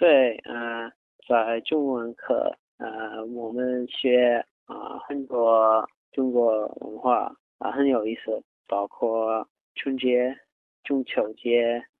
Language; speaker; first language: Chinese; non-native, learner; English